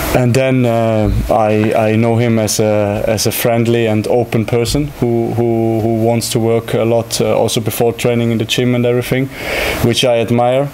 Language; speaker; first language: English; non-native, fluent; German